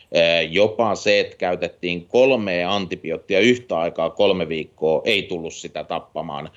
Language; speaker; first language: Finnish; native; Finnish